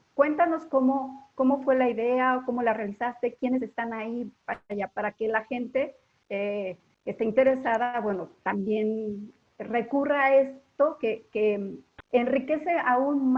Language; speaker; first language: Spanish; native; Spanish